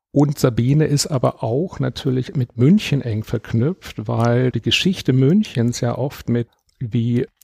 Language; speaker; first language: German; native; German